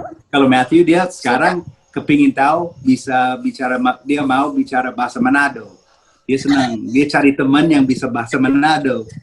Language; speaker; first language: Indonesian; early bilingual, heritage; Indonesian